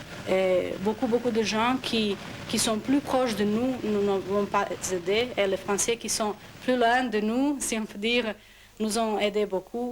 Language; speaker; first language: French; non-native, learner; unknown